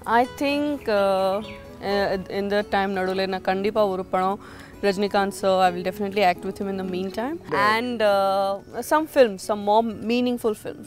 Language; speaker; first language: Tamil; non-native, local second language; Gujarati